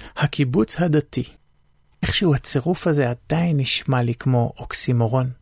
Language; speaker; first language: Hebrew; native; Hebrew